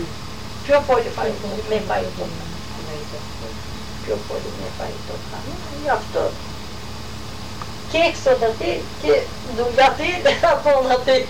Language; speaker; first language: Greek; non-native, local second language; Turkish